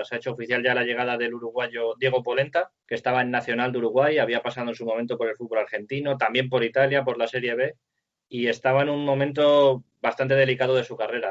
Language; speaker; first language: Spanish; native; Spanish